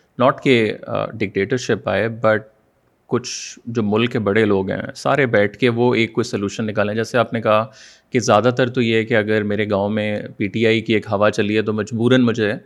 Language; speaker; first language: Urdu; native; Urdu